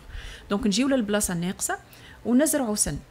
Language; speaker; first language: Arabic; native; Arabic